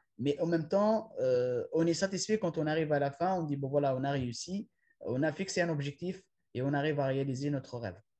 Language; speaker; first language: French; non-native, local second language; Arabic